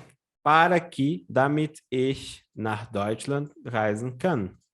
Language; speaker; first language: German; non-native, fluent; Portuguese